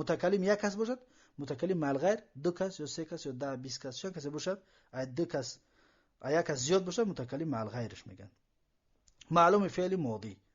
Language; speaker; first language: Persian; native; Persian